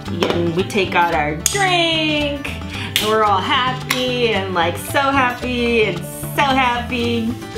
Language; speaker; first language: English; early bilingual, other home language; Spanish